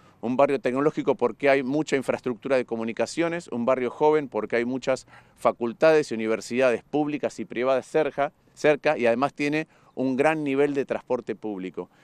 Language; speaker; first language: Spanish; native; Spanish